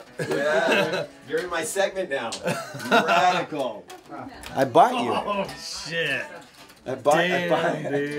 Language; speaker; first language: English; native; English